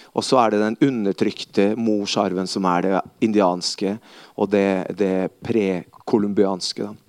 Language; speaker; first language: Norwegian; early bilingual, other home language; Spanish